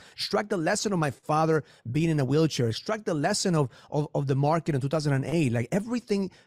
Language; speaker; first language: English; early bilingual, other home language; Spanish